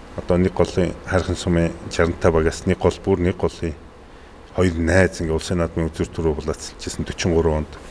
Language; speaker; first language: Mongolian; native; Mongolian